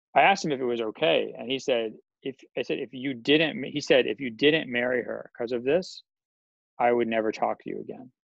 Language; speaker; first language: English; native; English